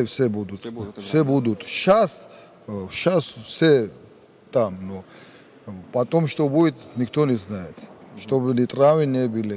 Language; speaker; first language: Russian; non-native, fluent; Georgian